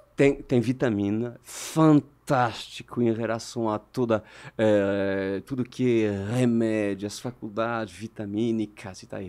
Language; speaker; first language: Portuguese; non-native, fluent; French